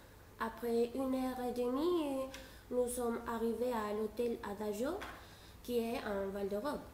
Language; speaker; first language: French; non-native, fluent; Spanish